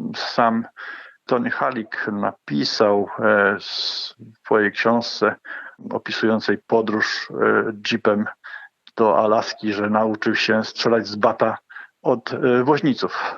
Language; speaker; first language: Polish; native; Polish